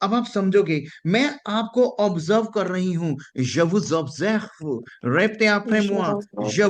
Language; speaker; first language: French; non-native, fluent; Hindi